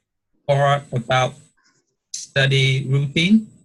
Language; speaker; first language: English; non-native, learner; Vietnamese